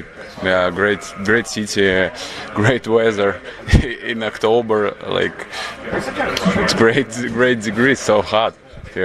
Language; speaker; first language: English; non-native, learner; Russian